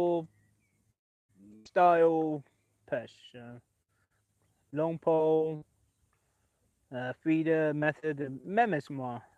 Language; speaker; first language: French; non-native, learner; English